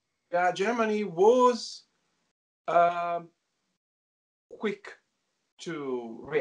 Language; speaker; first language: English; non-native, learner; Italian